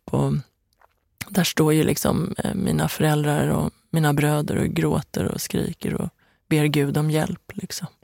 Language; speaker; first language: Swedish; early bilingual, other home language; Persian